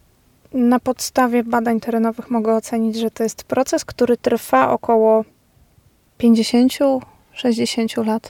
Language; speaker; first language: Polish; native; Polish